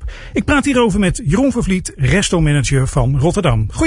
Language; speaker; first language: Dutch; native; Dutch